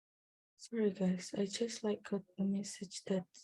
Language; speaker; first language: English; non-native, fluent; Indonesian